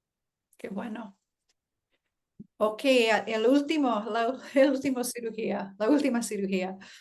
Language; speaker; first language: Spanish; early bilingual, heritage; Spanish